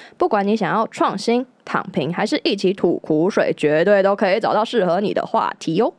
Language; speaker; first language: Chinese; native; Chinese